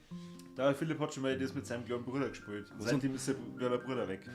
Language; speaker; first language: German; native; German